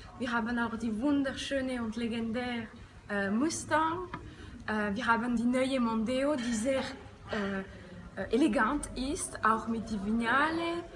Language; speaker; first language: German; non-native, local second language; French